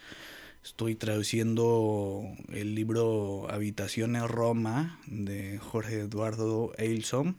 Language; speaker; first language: Spanish; non-native, fluent; English